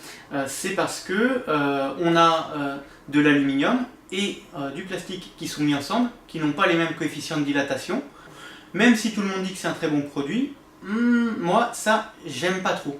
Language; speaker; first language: French; native; French